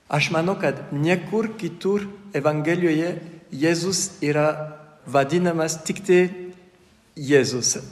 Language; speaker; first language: Lithuanian; non-native, fluent; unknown